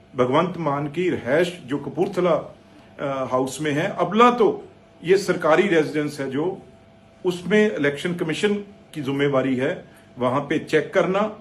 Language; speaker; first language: Hindi; non-native, local second language; Punjabi